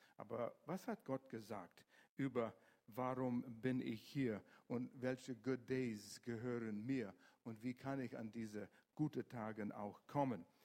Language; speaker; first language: German; non-native, fluent; English